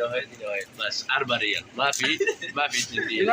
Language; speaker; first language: Arabic; non-native, learner; Bangla